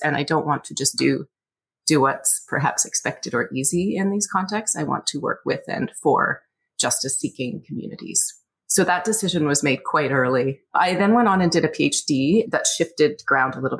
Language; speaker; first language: English; native; English